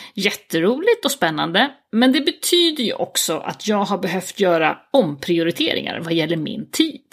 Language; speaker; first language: Swedish; native; Swedish